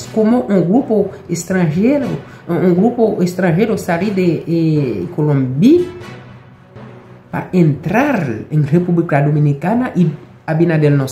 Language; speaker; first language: Spanish; non-native, local second language; Haitian Creole